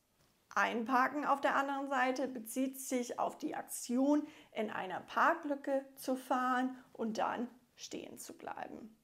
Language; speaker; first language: German; non-native, fluent; English